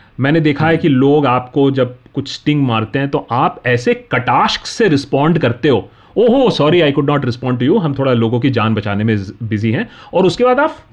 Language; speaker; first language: Hindi; native; Hindi